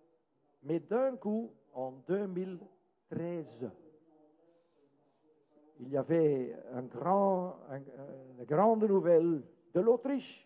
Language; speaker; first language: French; non-native, local second language; Dutch